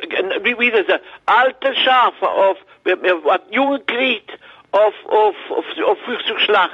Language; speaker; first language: German; non-native, learner; French